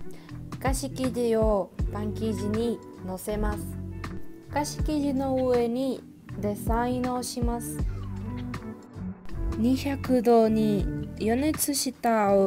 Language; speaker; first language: Japanese; non-native, learner; Spanish